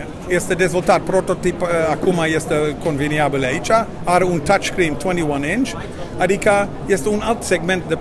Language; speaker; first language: Romanian; non-native, learner; Dutch